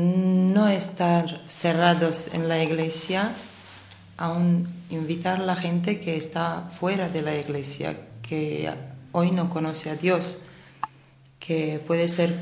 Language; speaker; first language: Spanish; non-native, fluent; Italian